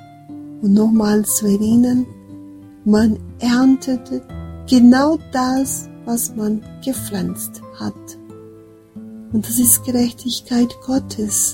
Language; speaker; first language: German; non-native, fluent; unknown